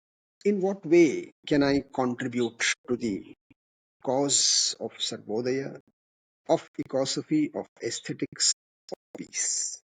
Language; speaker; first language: English; non-native, local second language; Kannada